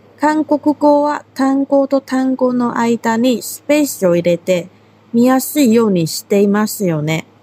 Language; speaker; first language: Japanese; non-native, fluent; Chinese